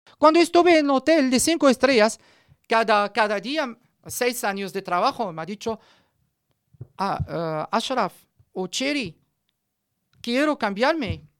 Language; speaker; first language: Spanish; non-native, learner; Arabic